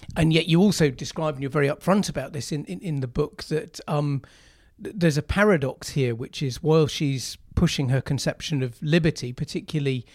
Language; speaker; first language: English; native; English